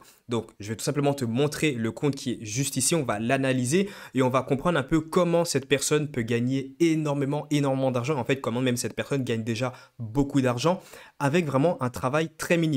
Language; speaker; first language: French; native; French